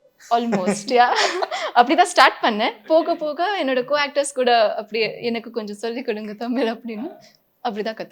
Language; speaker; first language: Tamil; non-native, fluent; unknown